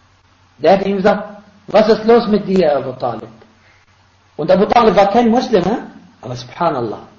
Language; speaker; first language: German; non-native, fluent; Arabic